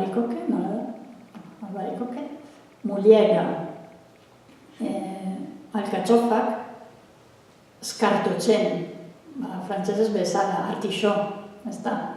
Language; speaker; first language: Basque; non-native, fluent; Italian